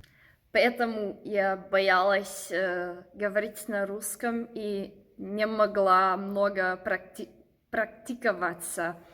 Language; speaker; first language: Russian; non-native, learner; German